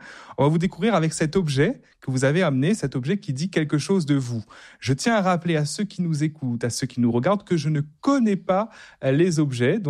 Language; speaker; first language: French; native; French